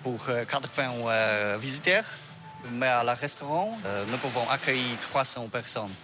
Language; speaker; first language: French; non-native, fluent; Polish